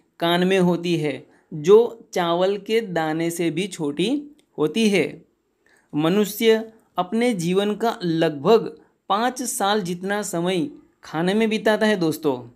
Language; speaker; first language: Hindi; non-native, local second language; Gujarati